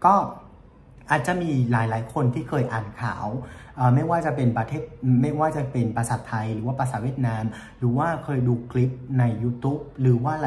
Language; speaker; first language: Thai; non-native, fluent; Vietnamese